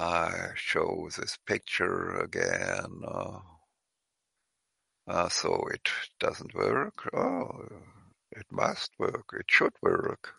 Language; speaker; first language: English; non-native, fluent; German